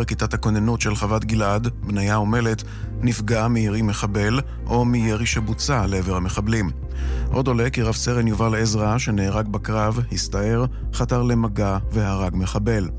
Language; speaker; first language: Hebrew; native; Hebrew